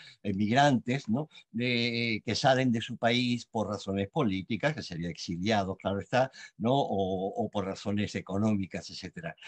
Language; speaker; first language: Spanish; native; Spanish